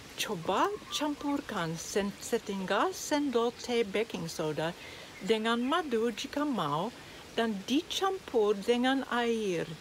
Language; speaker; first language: Indonesian; non-native, learner; English